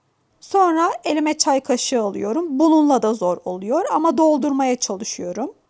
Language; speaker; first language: Turkish; native; Turkish